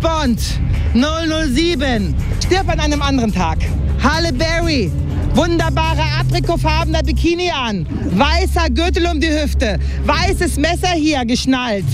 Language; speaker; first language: German; native; German